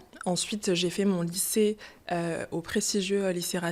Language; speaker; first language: French; early bilingual, other home language; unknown